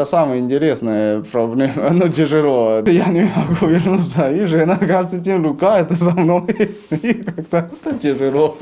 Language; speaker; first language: Russian; non-native, learner; Chinese